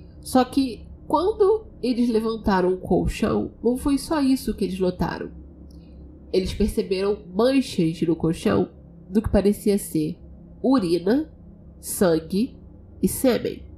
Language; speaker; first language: Portuguese; native; Portuguese